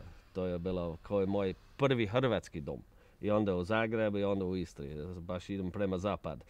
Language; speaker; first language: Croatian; non-native, learner; English